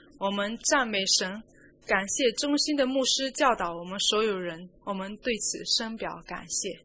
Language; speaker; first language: Chinese; native; Chinese